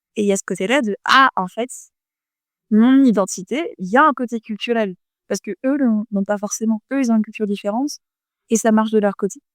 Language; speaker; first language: French; native; French